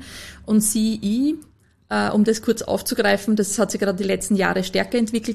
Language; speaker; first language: German; native; German